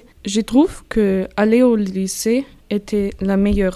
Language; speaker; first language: French; non-native, learner; German